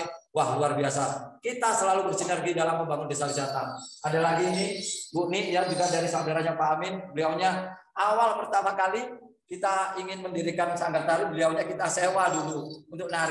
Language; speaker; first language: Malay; non-native, local second language; Javanese